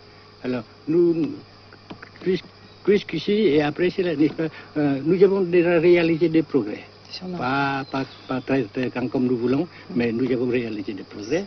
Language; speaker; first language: French; non-native, local second language; Vietnamese